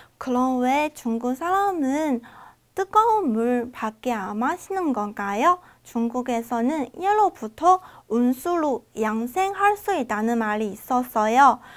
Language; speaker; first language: Korean; non-native, fluent; Chinese